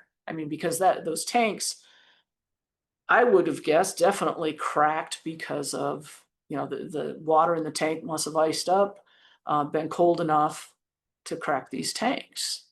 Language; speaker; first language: English; native; English